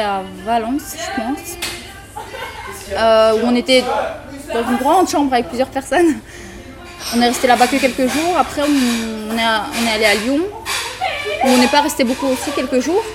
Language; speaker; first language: French; early bilingual, other home language; Romanian